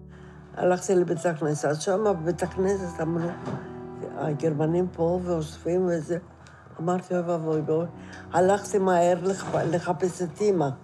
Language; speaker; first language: Hebrew; non-native, fluent; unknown